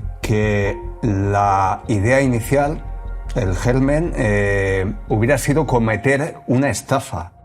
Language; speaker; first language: Spanish; native; Spanish